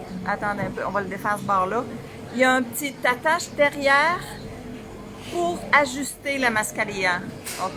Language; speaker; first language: French; native; French